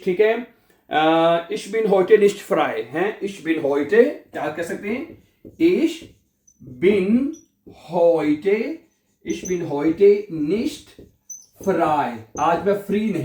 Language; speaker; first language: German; non-native, fluent; Urdu